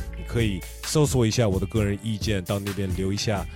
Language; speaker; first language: Chinese; early bilingual, heritage; Chinese